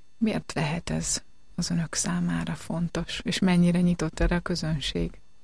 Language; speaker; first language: Hungarian; native; Hungarian